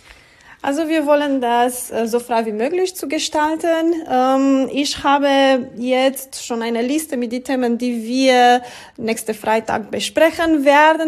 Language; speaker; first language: German; non-native, learner; Romanian